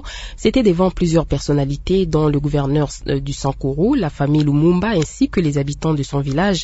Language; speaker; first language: French; non-native, local second language; Lingala